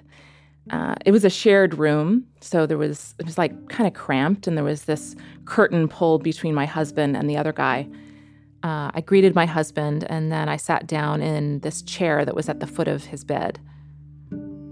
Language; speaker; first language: English; native; English